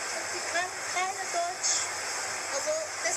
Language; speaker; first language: German; non-native, fluent; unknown